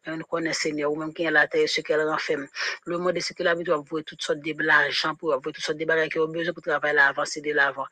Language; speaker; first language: French; non-native, local second language; Haitian Creole